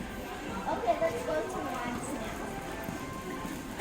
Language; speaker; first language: English; native; English